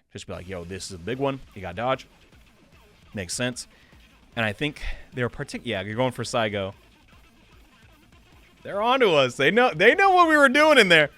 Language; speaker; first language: English; native; English